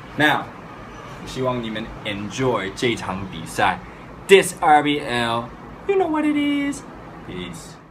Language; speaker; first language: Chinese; early bilingual, heritage; Chinese